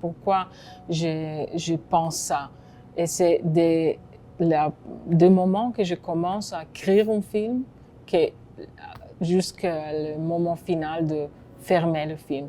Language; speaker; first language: French; non-native, fluent; Hebrew